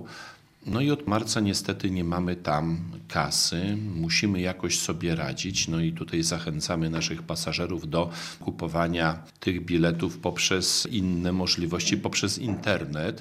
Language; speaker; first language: Polish; native; Polish